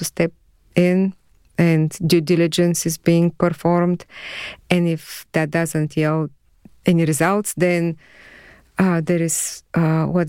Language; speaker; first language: English; non-native, fluent; Bulgarian